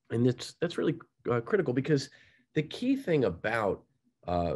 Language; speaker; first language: English; native; English